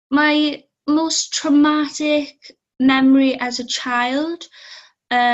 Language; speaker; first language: English; native; English